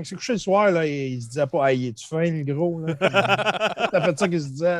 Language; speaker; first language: French; native; French